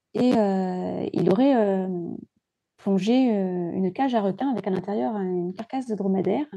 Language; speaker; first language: French; native; French